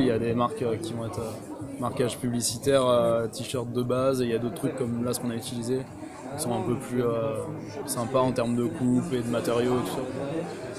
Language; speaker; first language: French; native; French